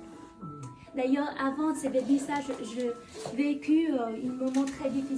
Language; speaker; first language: French; non-native, fluent; Vietnamese